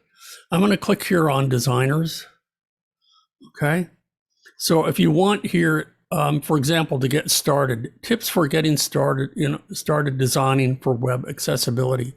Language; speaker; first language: English; native; English